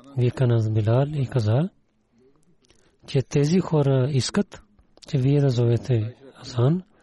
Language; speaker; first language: Bulgarian; non-native, learner; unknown